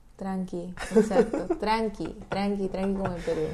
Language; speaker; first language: Spanish; native; Spanish